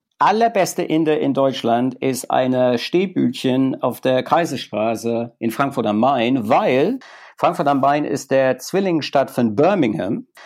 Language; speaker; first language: German; non-native, fluent; English